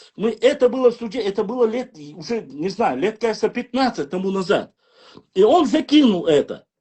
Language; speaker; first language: Russian; non-native, local second language; Ingush